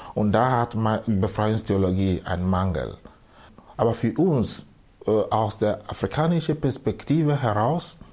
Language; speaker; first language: German; non-native, fluent; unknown